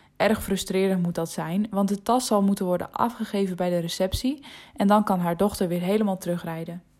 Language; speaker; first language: Dutch; non-native, local second language; Western Frisian